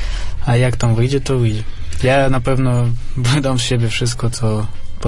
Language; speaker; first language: Polish; non-native, fluent; Russian